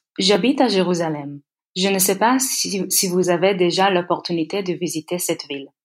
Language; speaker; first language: French; non-native, fluent; Hebrew